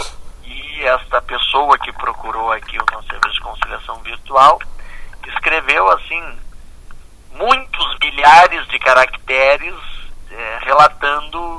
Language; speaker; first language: Portuguese; native; Portuguese